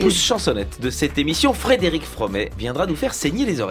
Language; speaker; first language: French; native; French